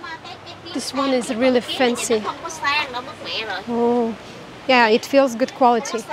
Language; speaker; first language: English; non-native, learner; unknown